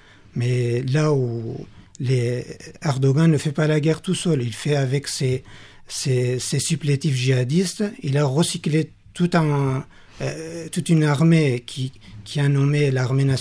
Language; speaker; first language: French; non-native, fluent; Kurdish